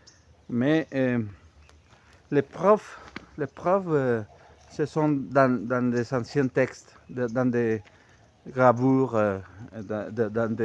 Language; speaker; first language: French; non-native, fluent; Spanish